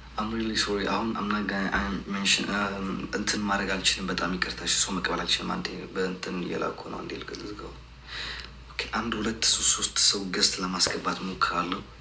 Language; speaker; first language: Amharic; non-native, local second language; Tigrinya